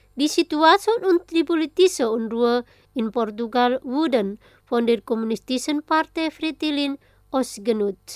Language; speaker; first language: German; non-native, fluent; Indonesian